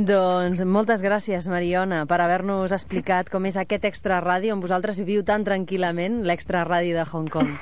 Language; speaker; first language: Catalan; native; Catalan